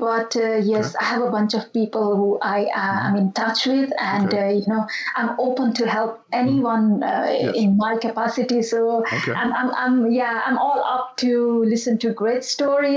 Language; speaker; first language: English; non-native, local second language; Nepali